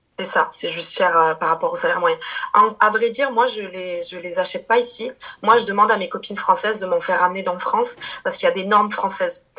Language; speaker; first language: French; early bilingual, other home language; Portuguese